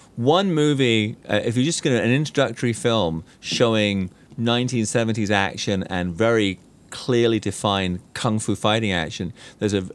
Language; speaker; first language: English; native; English